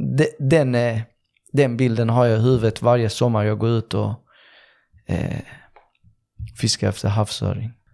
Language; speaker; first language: Swedish; early bilingual, other home language; Persian